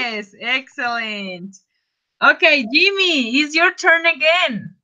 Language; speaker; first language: English; non-native, fluent; Spanish